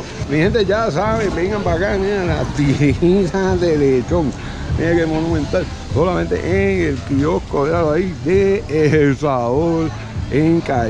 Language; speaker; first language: Spanish; native; Spanish